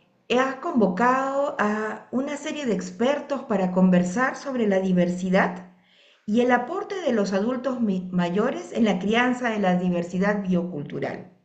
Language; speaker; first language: Spanish; native; Spanish